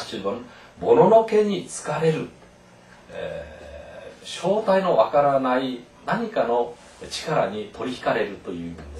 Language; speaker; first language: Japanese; non-native, fluent; Korean